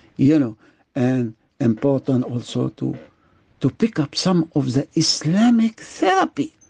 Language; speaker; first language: English; non-native, fluent; Arabic